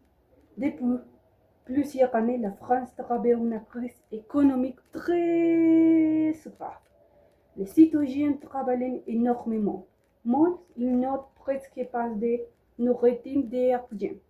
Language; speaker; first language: French; non-native, learner; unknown